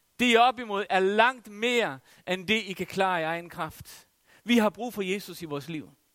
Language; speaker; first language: Danish; non-native, local second language; Faroese